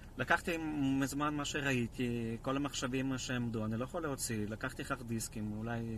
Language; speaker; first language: Hebrew; non-native, fluent; Russian